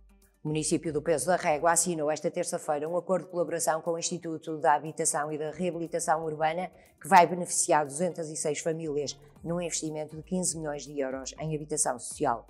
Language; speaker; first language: Portuguese; native; Portuguese